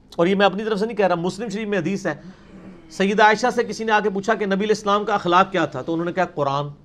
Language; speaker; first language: Urdu; non-native, local second language; Punjabi